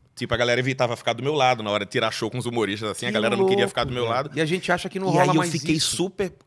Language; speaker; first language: Portuguese; native; Portuguese